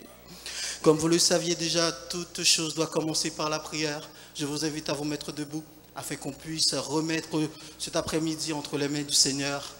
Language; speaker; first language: French; non-native, local second language; Haitian Creole